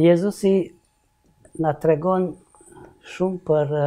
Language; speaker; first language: Albanian; non-native, learner; Hungarian